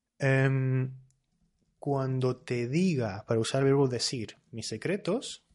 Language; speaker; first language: Spanish; native; Spanish